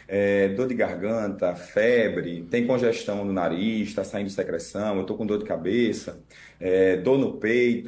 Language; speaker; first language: Portuguese; native; Portuguese